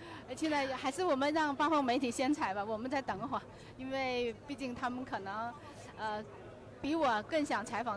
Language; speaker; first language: Chinese; native; Chinese